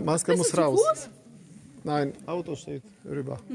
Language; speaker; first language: German; non-native, learner; Polish